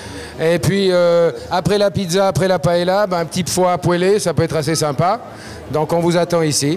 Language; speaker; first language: French; native; French